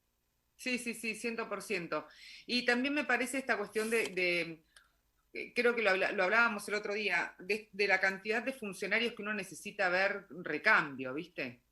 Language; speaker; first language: Spanish; native; Spanish